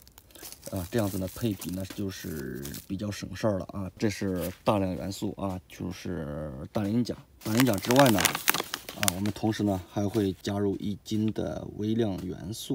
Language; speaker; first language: Chinese; native; Chinese